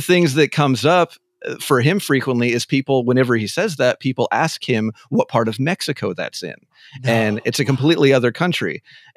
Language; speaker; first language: English; native; English